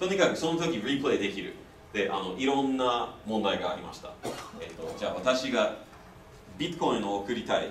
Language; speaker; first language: Japanese; non-native, fluent; English